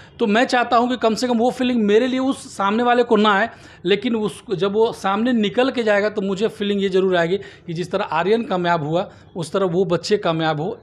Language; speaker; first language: Hindi; native; Hindi